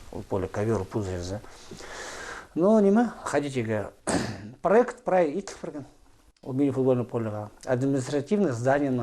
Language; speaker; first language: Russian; non-native, local second language; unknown